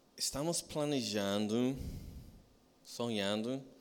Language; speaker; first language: Portuguese; non-native, fluent; English